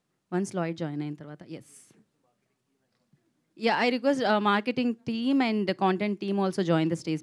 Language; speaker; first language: Telugu; native; Telugu